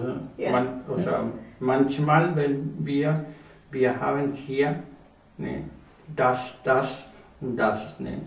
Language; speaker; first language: German; non-native, learner; Spanish